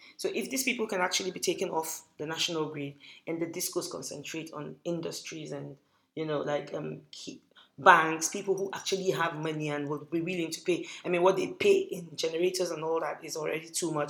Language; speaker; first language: English; non-native, local second language; Hausa